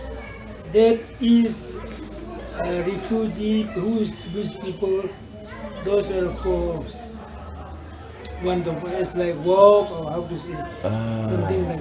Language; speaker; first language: English; non-native, learner; Tibetan